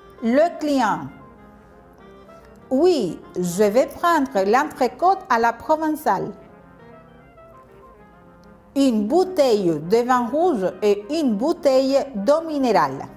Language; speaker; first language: French; non-native, fluent; Spanish